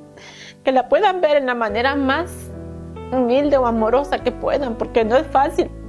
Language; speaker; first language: Spanish; native; Spanish